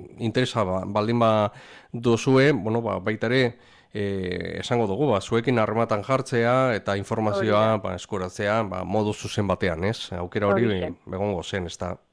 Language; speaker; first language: Basque; native; Basque